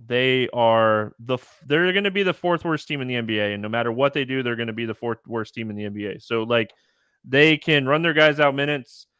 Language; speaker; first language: English; native; English